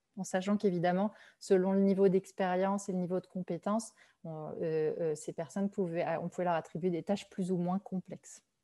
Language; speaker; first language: French; native; French